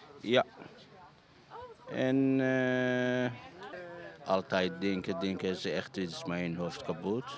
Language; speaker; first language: Dutch; non-native, learner; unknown